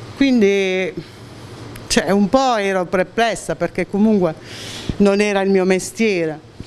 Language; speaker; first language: Italian; native; Italian